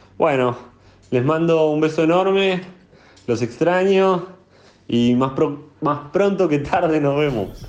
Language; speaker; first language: Spanish; native; Spanish